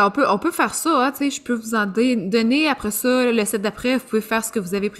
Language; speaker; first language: French; native; French